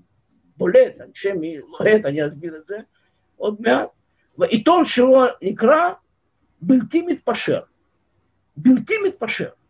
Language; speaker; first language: Hebrew; non-native, fluent; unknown